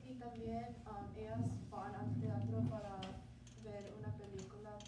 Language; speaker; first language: Spanish; non-native, learner; English